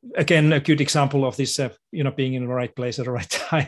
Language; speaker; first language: English; non-native, fluent; Finnish